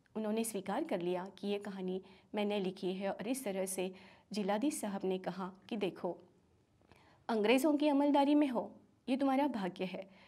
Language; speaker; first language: Hindi; non-native, local second language; Marathi